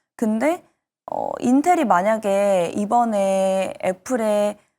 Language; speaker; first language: Korean; native; Korean